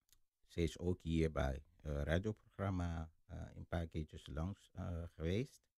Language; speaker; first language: Dutch; non-native, fluent; Lingala